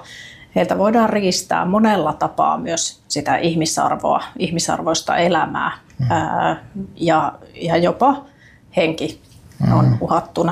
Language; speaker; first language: Finnish; native; Finnish